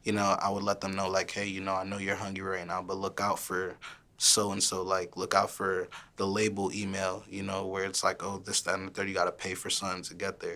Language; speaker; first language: English; early bilingual, other home language; Haitian Creole